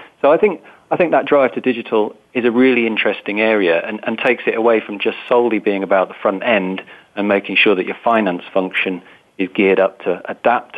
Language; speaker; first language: English; native; English